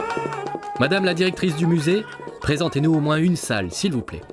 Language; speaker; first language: French; native; French